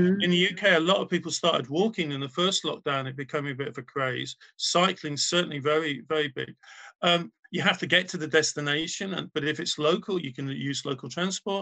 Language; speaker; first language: English; native; English